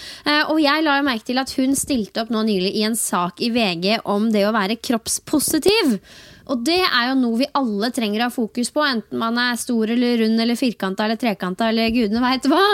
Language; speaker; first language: Norwegian; native; Norwegian